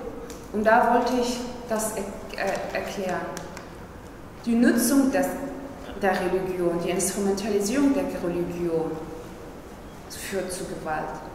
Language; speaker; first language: German; non-native, fluent; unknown